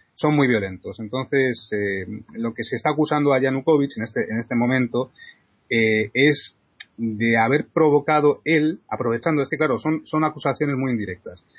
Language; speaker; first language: Spanish; native; Spanish